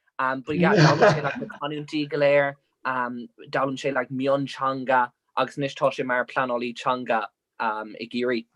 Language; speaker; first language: Irish; non-native, local second language; English